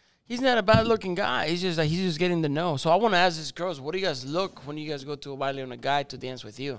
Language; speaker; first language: English; early bilingual, other home language; Spanish